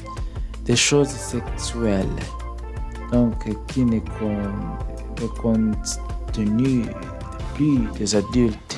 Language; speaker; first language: French; non-native, learner; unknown